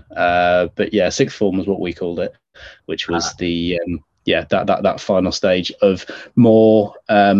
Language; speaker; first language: English; native; English